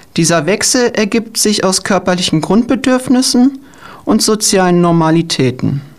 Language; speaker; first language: German; native; German